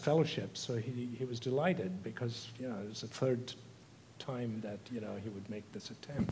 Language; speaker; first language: English; non-native, local second language; Tamil